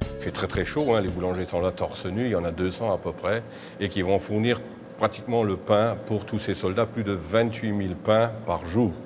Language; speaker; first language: French; native; French